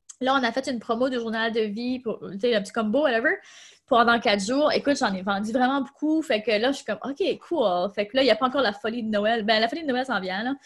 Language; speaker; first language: French; native; French